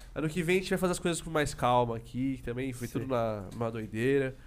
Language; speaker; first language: Portuguese; native; Portuguese